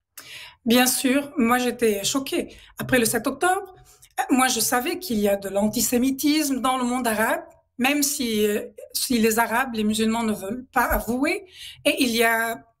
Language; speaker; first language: French; non-native, local second language; Arabic